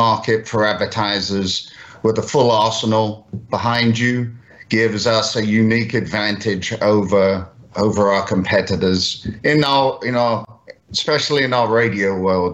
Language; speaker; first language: English; native; English